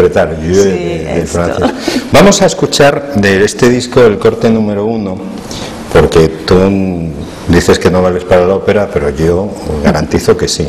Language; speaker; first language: Spanish; native; Spanish